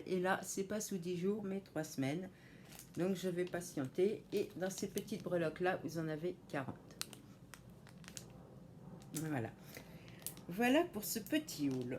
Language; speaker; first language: French; native; French